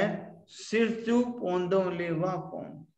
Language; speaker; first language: French; non-native, fluent; Hindi